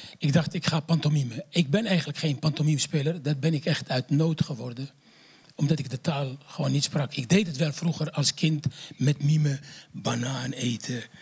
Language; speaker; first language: Dutch; non-native, fluent; Arabic